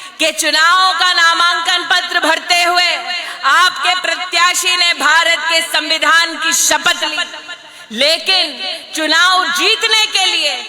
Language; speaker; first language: Hindi; native; Hindi